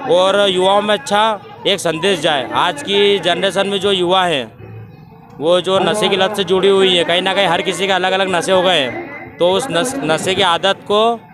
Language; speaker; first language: Hindi; native; Hindi